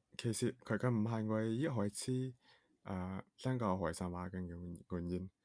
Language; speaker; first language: Cantonese; early bilingual, heritage; Cantonese